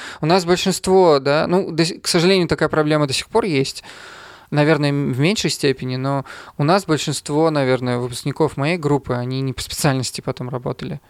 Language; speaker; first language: Russian; native; Russian